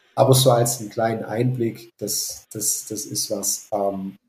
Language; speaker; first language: German; native; German